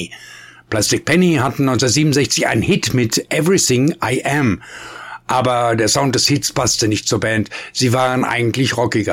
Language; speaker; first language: German; native; German